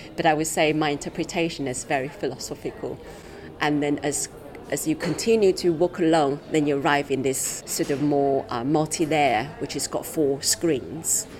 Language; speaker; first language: English; non-native, fluent; Chinese